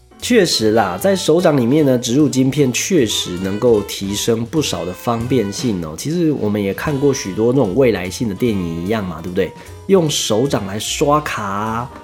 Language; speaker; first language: Chinese; native; Chinese